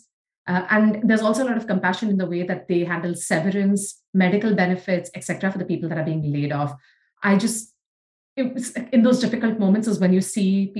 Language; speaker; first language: English; non-native, local second language; Tamil